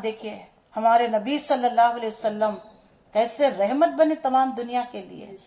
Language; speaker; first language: Urdu; native; Urdu